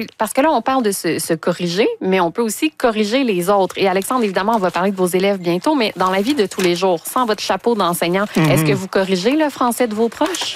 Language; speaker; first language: French; native; French